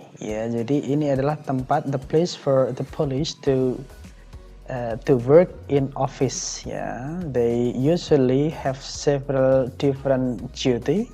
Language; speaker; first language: English; non-native, fluent; Indonesian